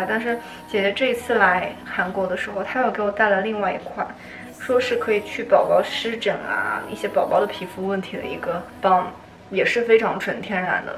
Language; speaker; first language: Chinese; native; Chinese